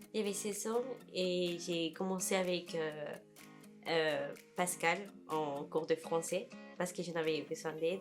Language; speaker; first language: French; non-native, fluent; Spanish